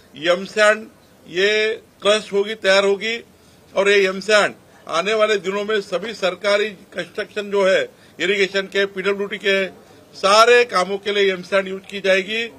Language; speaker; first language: Hindi; non-native, local second language; Marathi